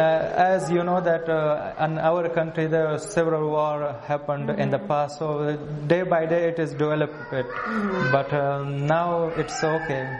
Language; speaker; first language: English; non-native, learner; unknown